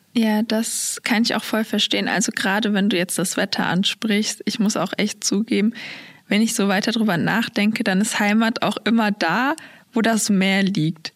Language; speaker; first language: German; early bilingual, other home language; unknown